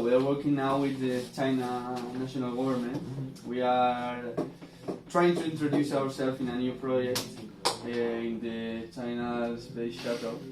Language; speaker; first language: English; non-native, learner; Spanish